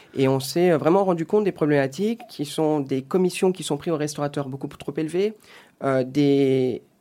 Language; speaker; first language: French; native; French